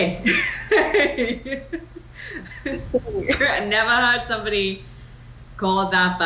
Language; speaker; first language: English; non-native, local second language; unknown